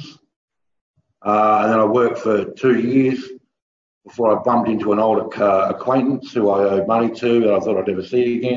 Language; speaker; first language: English; native; English